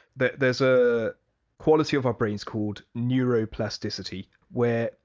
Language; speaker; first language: English; early bilingual, other home language; Hindi